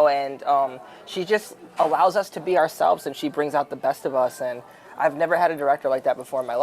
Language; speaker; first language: English; native; English